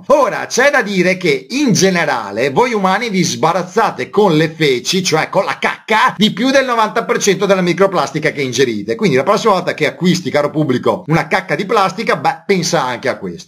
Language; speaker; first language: Italian; native; Italian